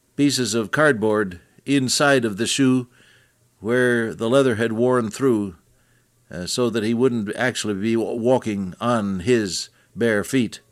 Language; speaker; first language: English; native; English